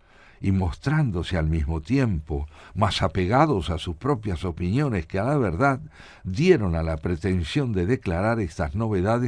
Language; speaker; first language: Spanish; native; Spanish